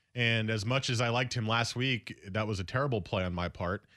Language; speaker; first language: English; native; English